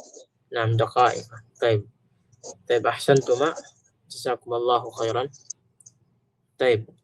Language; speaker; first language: Arabic; non-native, fluent; Filipino